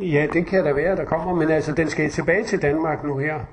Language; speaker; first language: Danish; native; Danish